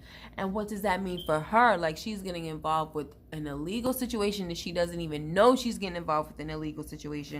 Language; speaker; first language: English; native; English